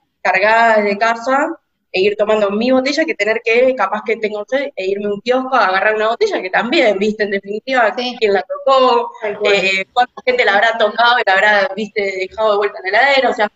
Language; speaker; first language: Spanish; native; Spanish